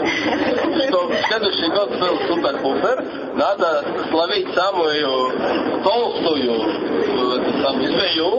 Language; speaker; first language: Russian; native; Russian